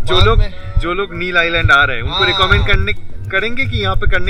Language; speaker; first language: Hindi; non-native, local second language; Bangla